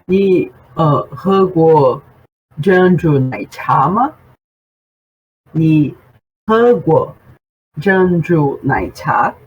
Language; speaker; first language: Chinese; non-native, fluent; Portuguese